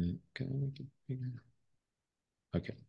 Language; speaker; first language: English; non-native, fluent; French